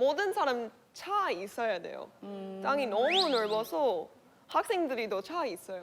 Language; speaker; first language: Korean; non-native, learner; English